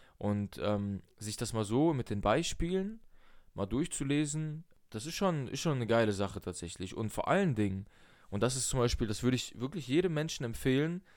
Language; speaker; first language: German; early bilingual, other home language; Russian